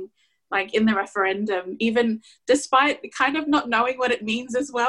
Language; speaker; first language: English; non-native, fluent; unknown